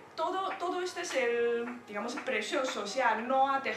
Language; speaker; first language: Spanish; non-native, fluent; Chinese